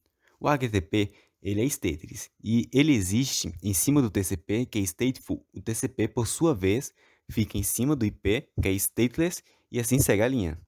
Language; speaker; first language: Portuguese; native; Portuguese